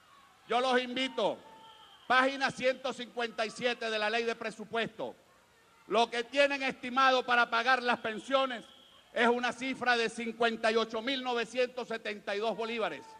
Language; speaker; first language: Spanish; native; Spanish